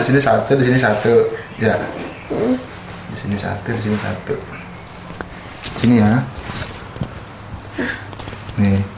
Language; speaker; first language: Indonesian; native; Indonesian